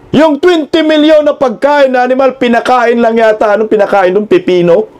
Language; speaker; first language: Filipino; non-native, local second language; Cebuano